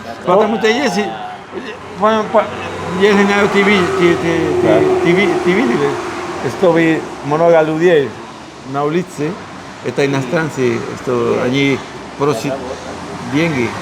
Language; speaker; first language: Russian; non-native, learner; Spanish